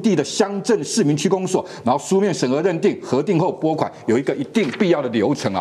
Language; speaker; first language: Chinese; native; Chinese